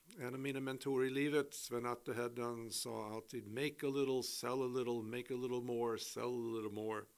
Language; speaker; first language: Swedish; non-native, fluent; English